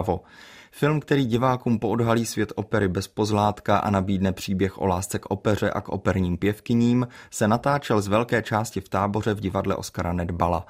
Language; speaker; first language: Czech; native; Czech